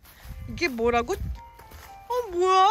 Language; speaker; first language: Korean; native; Korean